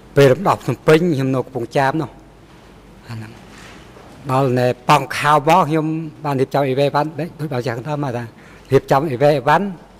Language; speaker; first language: Khmer; non-native, local second language; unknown